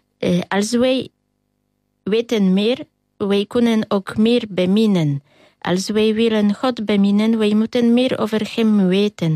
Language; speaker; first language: Dutch; non-native, learner; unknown